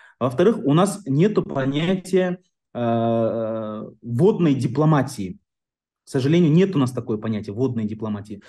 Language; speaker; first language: Russian; non-native, local second language; Kyrgyz